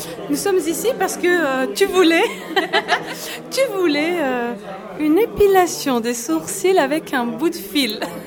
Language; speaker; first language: French; native; French